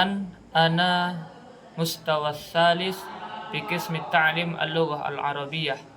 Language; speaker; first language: Arabic; non-native, learner; Indonesian